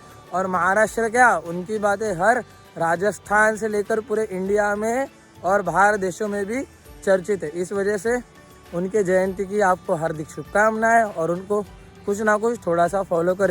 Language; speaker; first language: Hindi; non-native, local second language; Marathi